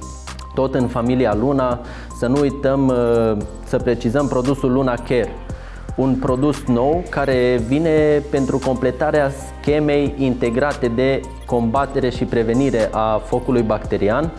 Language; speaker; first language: Romanian; native; Romanian